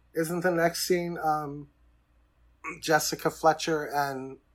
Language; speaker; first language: English; native; English